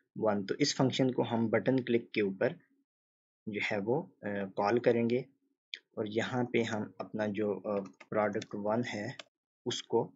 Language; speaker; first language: Urdu; native; Urdu